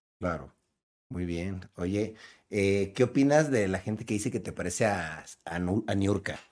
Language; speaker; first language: Spanish; native; Spanish